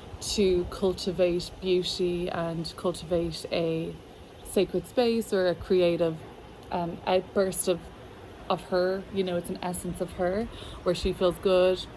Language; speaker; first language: English; native; English